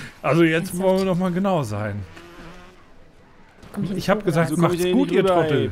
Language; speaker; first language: German; native; German